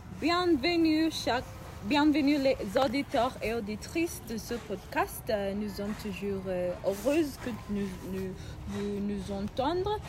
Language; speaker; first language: French; non-native, learner; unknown